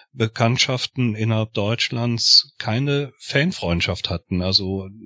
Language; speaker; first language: German; native; German